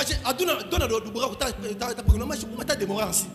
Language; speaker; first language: Portuguese; non-native, learner; Lingala